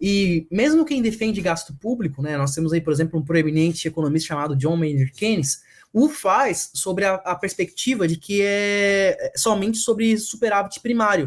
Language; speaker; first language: Portuguese; native; Portuguese